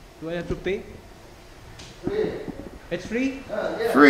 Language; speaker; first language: English; non-native, fluent; Hindi